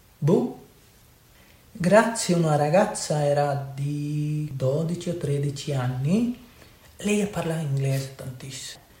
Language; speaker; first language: Italian; non-native, learner; Urdu